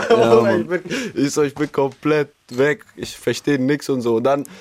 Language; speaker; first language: German; non-native, fluent; Albanian